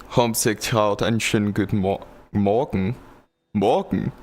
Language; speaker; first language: German; non-native, learner; English